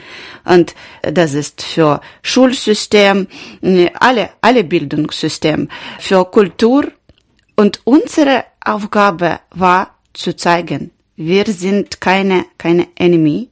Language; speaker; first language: German; non-native, learner; Ukrainian